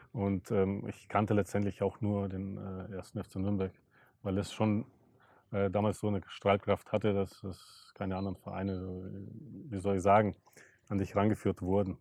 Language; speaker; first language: German; early bilingual, other home language; Russian